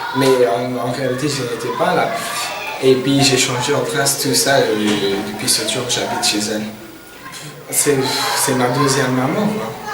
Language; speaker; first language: French; non-native, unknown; Persian